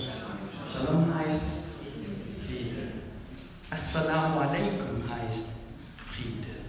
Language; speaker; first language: German; non-native, fluent; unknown